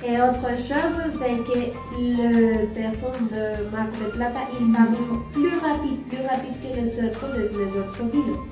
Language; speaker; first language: French; non-native, learner; Spanish